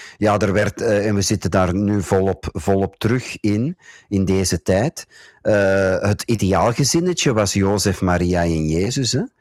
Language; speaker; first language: Dutch; native; Dutch